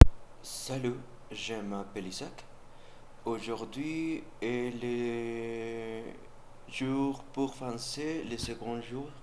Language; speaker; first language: French; non-native, learner; Spanish